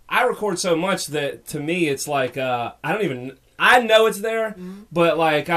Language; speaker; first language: English; native; English